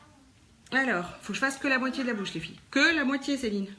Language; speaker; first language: French; native; French